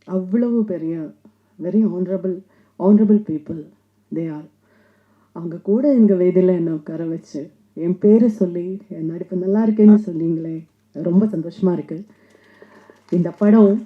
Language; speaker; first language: Tamil; non-native, local second language; Malayalam